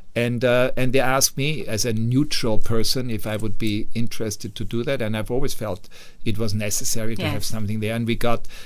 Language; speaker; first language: English; non-native, fluent; German